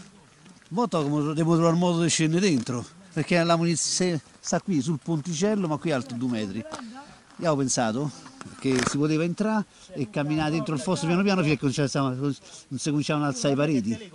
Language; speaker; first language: Italian; native; Italian